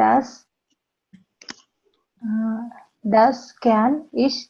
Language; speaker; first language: German; non-native, learner; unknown